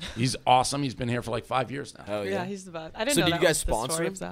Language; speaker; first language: English; native; English